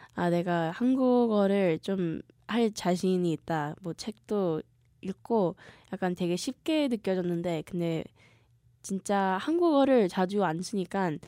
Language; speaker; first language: Korean; early bilingual, heritage; Korean